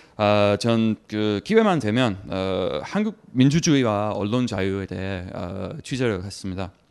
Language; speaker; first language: Korean; non-native, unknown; English